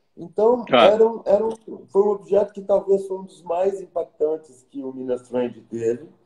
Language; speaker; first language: Portuguese; native; Portuguese